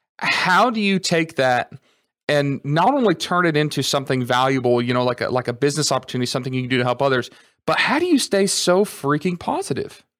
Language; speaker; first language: English; native; English